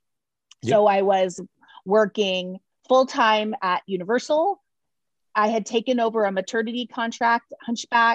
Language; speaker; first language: English; native; English